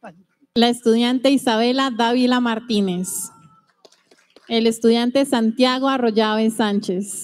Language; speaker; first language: Spanish; native; Spanish